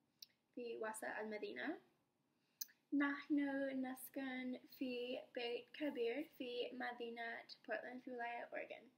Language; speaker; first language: Arabic; non-native, learner; English